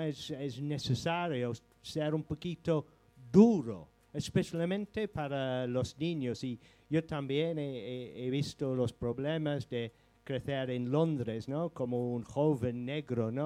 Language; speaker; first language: Spanish; non-native, fluent; English